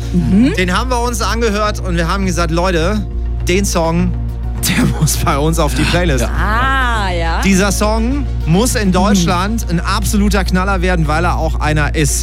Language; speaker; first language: German; native; German